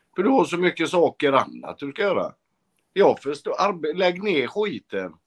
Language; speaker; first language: Swedish; native; Swedish